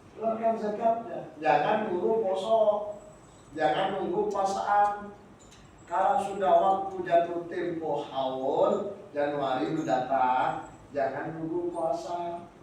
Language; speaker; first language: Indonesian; non-native, local second language; Javanese